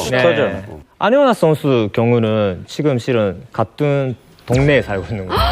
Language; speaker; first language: Korean; early bilingual, heritage; Korean